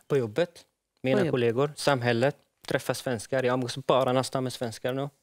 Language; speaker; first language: Swedish; non-native, fluent; Arabic